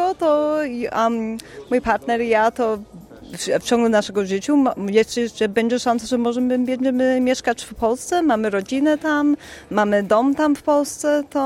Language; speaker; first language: Polish; early bilingual, heritage; Polish